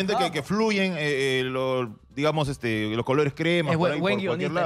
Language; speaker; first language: Spanish; native; Spanish